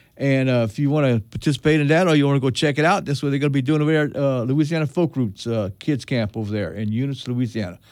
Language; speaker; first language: English; native; English